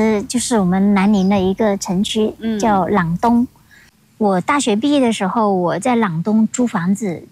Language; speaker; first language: Chinese; non-native, local second language; Hakka Chinese